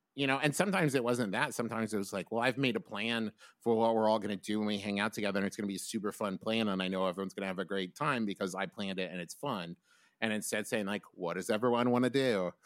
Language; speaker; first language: English; native; English